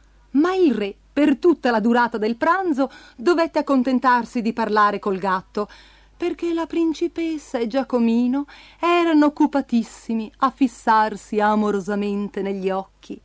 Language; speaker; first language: Italian; native; Italian